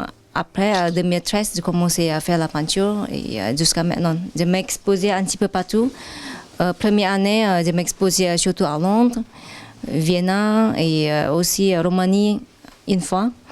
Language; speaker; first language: French; non-native, fluent; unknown